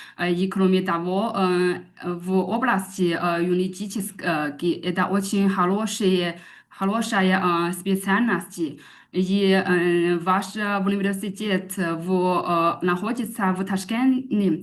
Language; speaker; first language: Russian; non-native, learner; Chinese